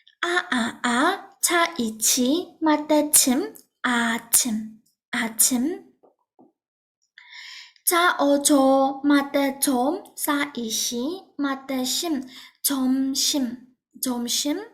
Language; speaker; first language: Korean; non-native, fluent; Burmese